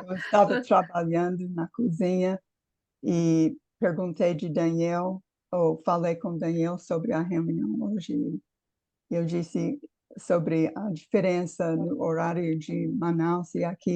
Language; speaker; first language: Portuguese; non-native, fluent; English